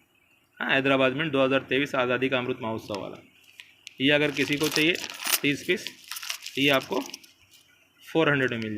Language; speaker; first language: Hindi; native; Hindi